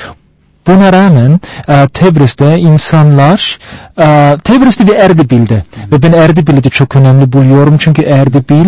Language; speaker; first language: Turkish; non-native, fluent; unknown